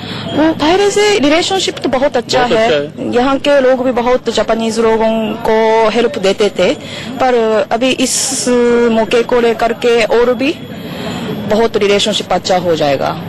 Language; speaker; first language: Hindi; non-native, fluent; Japanese